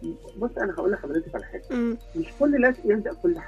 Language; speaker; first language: Arabic; native; Arabic